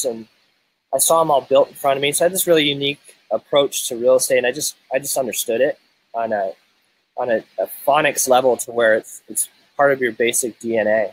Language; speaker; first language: English; native; English